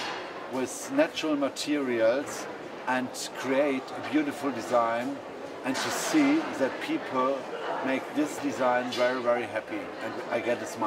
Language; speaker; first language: English; non-native, fluent; German